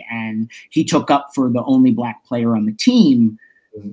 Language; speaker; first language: English; native; English